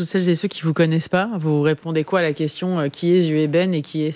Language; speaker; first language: French; native; French